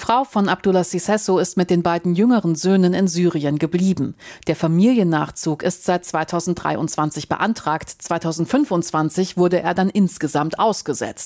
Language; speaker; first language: German; native; German